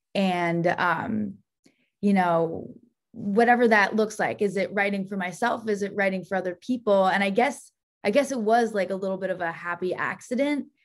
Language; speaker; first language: English; native; English